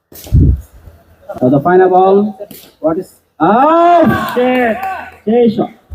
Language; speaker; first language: English; non-native, local second language; Bangla